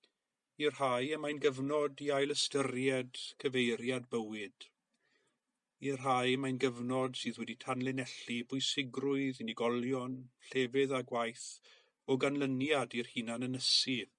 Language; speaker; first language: Welsh; native; Welsh